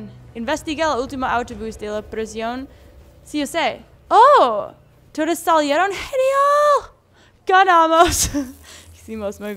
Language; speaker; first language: Spanish; non-native, learner; English